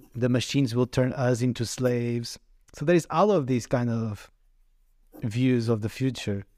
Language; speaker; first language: English; non-native, fluent; Portuguese